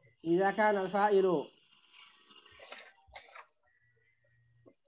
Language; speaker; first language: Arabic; non-native, fluent; Indonesian